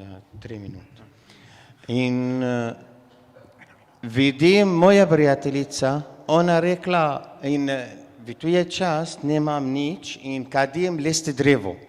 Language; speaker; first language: Slovenian; non-native, learner; Arabic